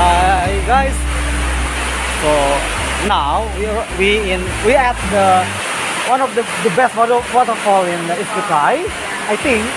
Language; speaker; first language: English; non-native, learner; Indonesian